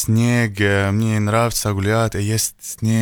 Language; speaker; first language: Russian; non-native, learner; Arabic